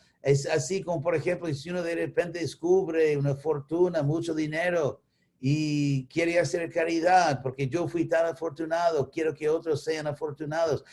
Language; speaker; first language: Spanish; non-native, fluent; English